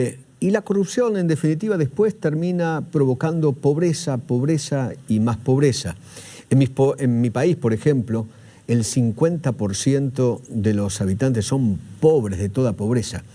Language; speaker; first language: Spanish; native; Spanish